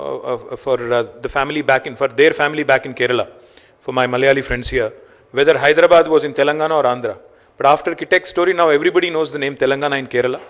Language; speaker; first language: English; non-native, local second language; Telugu